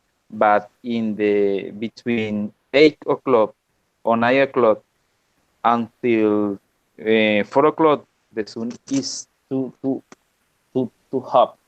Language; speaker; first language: English; non-native, learner; Spanish